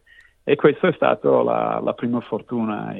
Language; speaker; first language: Italian; non-native, fluent; English